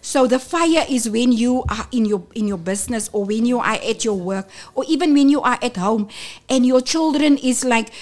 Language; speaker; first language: English; non-native, local second language; Afrikaans